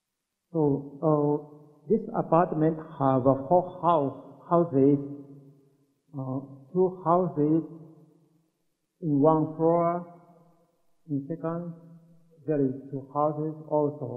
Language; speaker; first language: English; non-native, learner; Japanese